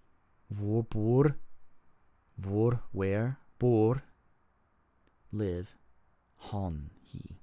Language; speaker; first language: Norwegian; non-native, learner; English